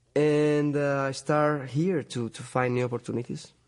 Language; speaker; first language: English; non-native, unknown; Spanish